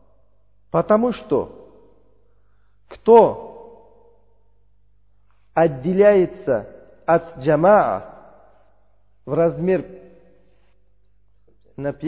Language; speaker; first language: Russian; non-native, learner; Uzbek